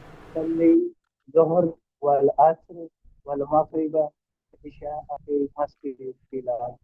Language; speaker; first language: Arabic; non-native, learner; Urdu